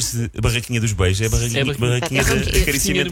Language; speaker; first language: Portuguese; native; Portuguese